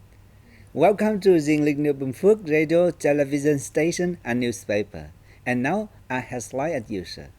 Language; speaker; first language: English; non-native, fluent; Vietnamese